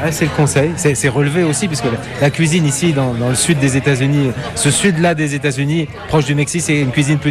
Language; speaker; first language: French; native; French